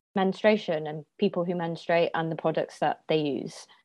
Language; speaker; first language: English; native; English